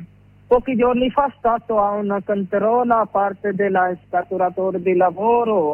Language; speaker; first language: Italian; non-native, learner; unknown